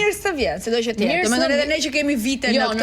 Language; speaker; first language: Albanian; native; Albanian